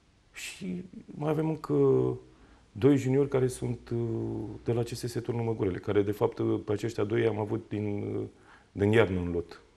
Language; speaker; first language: Romanian; native; Romanian